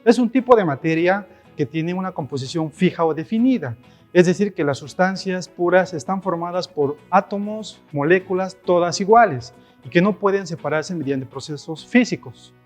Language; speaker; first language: Spanish; native; Spanish